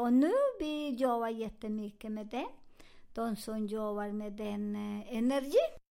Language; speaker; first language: Swedish; non-native, learner; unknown